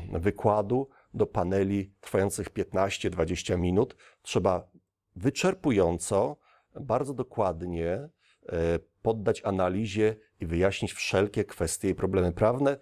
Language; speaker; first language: Polish; native; Polish